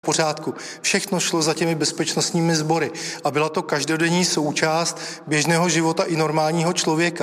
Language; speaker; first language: Czech; native; Czech